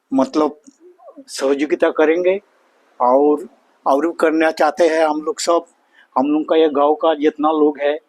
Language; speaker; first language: Hindi; non-native, local second language; Bangla